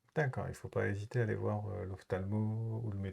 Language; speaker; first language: French; native; French